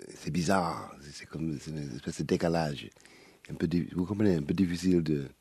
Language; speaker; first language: French; non-native, fluent; English